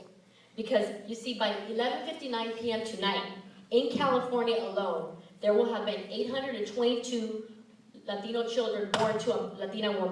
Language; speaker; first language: English; early bilingual, other home language; Spanish